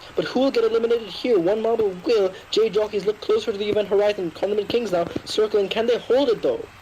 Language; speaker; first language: English; native; English